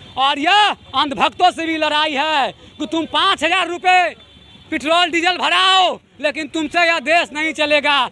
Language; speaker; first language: Hindi; native; Hindi